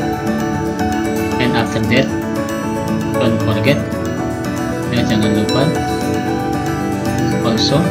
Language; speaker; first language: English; non-native, learner; Indonesian